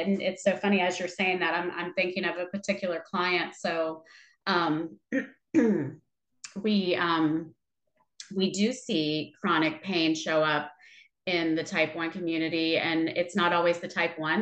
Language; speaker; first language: English; native; English